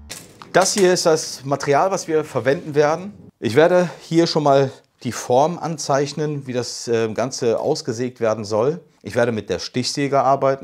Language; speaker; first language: German; native; German